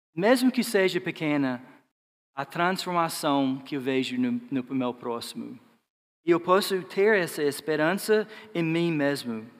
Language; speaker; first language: Portuguese; non-native, fluent; English